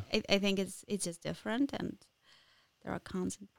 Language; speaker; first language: English; non-native, fluent; Ukrainian